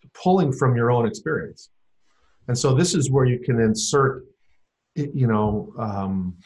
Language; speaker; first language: English; native; English